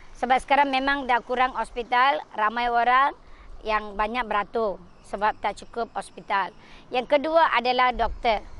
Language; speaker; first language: Malay; non-native, local second language; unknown